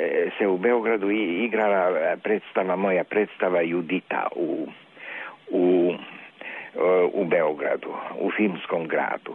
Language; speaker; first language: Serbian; non-native, local second language; Hungarian